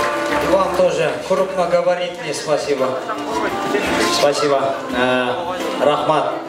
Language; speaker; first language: Russian; non-native, learner; Kyrgyz